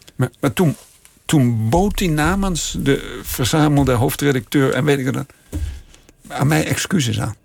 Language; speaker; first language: Dutch; native; Dutch